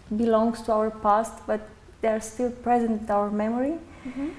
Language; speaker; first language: English; non-native, fluent; Romanian